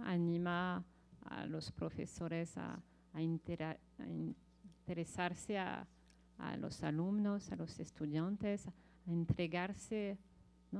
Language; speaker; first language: Spanish; non-native, fluent; French